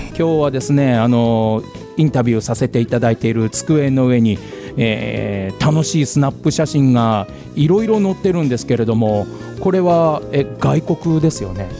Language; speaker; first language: Japanese; native; Japanese